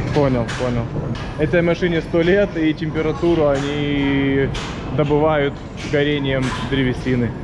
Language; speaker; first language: Russian; native; Russian